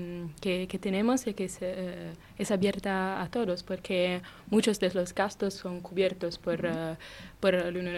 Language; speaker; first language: Spanish; non-native, fluent; Italian